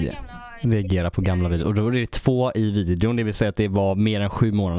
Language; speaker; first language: Swedish; native; Swedish